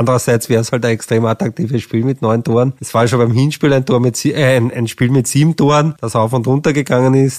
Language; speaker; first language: German; native; German